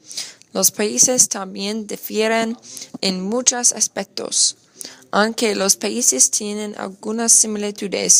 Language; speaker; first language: Spanish; non-native, learner; English